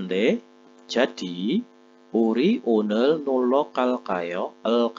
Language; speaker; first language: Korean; non-native, fluent; Indonesian